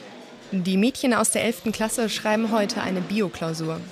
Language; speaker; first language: German; native; German